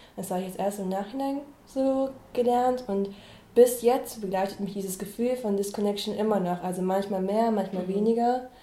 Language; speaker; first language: German; early bilingual, other home language; Vietnamese